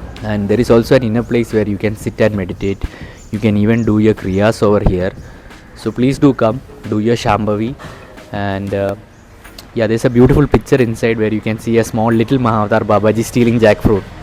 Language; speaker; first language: English; non-native, local second language; Malayalam